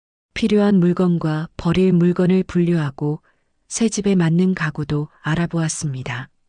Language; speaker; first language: Korean; native; Korean